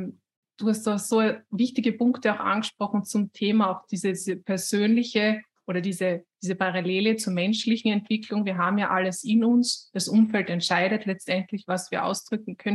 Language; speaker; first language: German; native; German